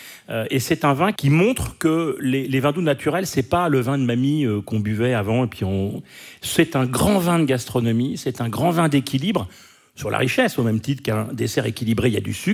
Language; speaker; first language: French; native; French